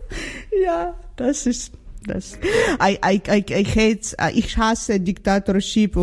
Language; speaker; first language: German; non-native, learner; Ukrainian